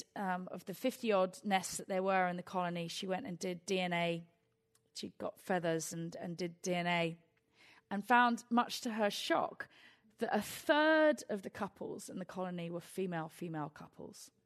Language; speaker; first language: English; native; English